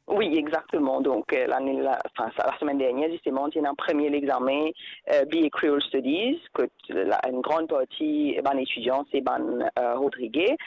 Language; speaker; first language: French; non-native, local second language; Morisyen